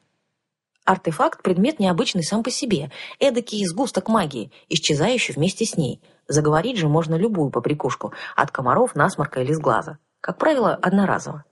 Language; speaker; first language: Russian; native; Russian